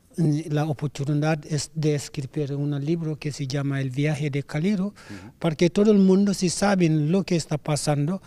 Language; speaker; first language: Spanish; non-native, learner; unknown